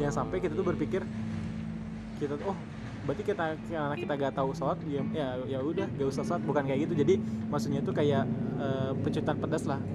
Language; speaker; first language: Indonesian; native; Indonesian